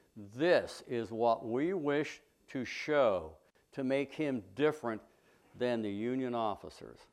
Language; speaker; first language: English; native; English